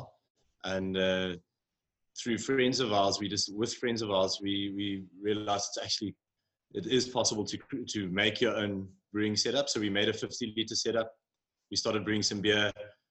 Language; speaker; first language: English; native; English